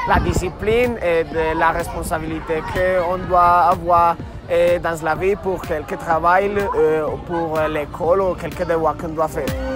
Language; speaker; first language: French; non-native, learner; Spanish